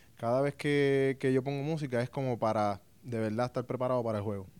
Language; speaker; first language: Spanish; native; Spanish